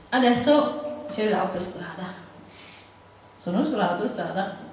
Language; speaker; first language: Italian; non-native, learner; English